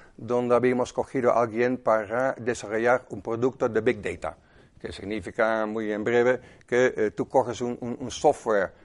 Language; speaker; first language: Spanish; non-native, fluent; Dutch